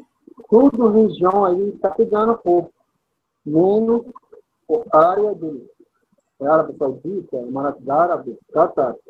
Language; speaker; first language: Portuguese; non-native, fluent; Arabic